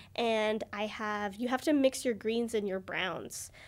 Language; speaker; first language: English; native; English